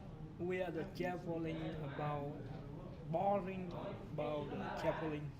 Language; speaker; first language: English; non-native, learner; Vietnamese